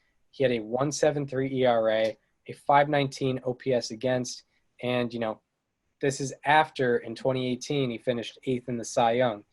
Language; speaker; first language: English; native; English